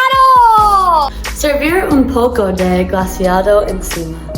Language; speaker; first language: Spanish; non-native, learner; English